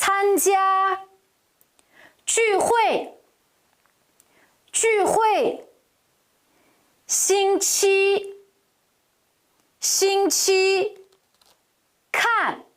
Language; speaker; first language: Chinese; non-native, local second language; Uyghur